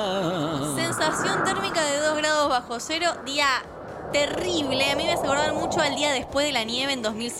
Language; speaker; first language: Spanish; native; Spanish